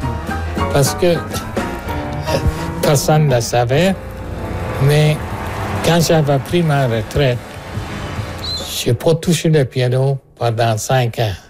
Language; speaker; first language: French; non-native, local second language; English